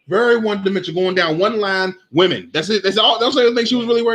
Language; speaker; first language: English; native; English